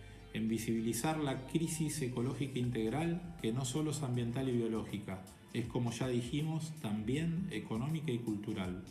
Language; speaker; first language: Spanish; native; Spanish